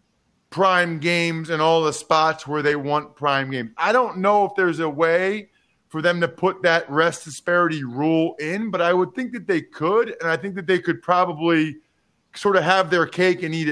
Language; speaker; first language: English; native; English